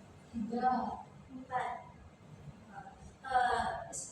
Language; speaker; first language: English; non-native, learner; Indonesian